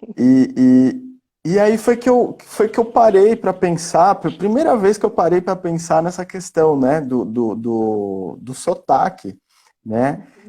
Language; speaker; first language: Portuguese; native; Portuguese